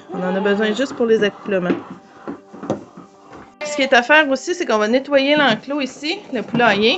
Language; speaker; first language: French; native; French